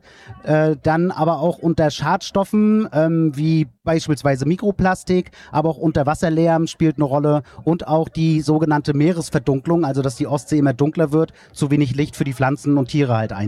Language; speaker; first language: German; native; German